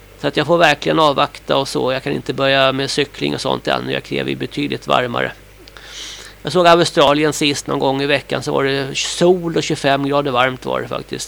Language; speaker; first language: Swedish; native; Swedish